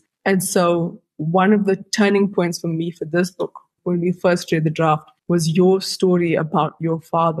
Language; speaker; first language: English; native; English